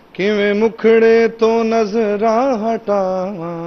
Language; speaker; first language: Hindi; native; Hindi